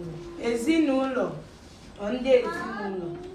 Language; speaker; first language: Igbo; native; Igbo